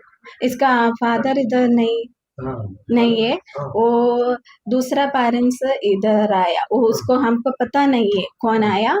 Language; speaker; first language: Hindi; non-native, local second language; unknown